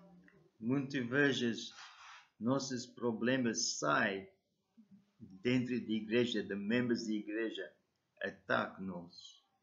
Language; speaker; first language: Portuguese; non-native, learner; English